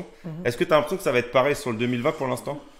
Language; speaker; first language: French; native; French